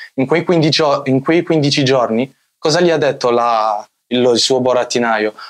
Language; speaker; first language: Italian; early bilingual, other home language; Arabic